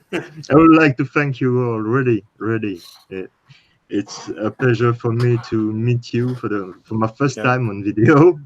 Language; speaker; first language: English; non-native, learner; French